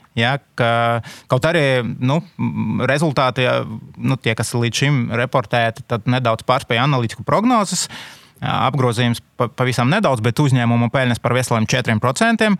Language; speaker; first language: Latvian; non-native, local second language; Russian